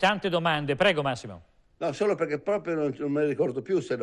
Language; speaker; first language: Italian; native; Italian